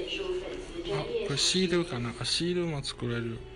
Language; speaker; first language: Japanese; non-native, fluent; Chinese